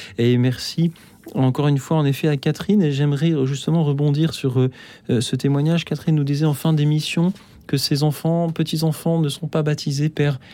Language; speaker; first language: French; native; French